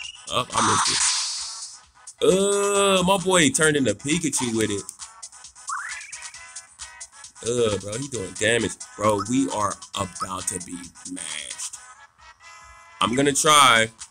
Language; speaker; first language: English; native; English